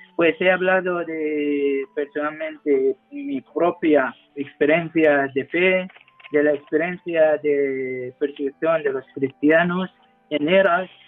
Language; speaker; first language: Spanish; non-native, fluent; Arabic